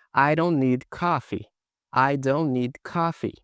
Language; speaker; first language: English; non-native, fluent; Portuguese